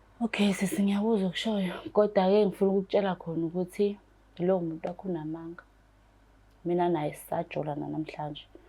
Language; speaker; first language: Zulu; native; Zulu